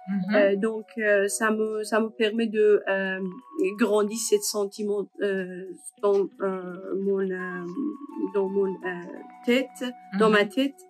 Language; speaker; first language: French; non-native, learner; Persian